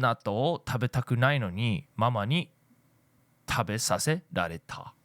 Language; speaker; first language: Japanese; non-native, fluent; English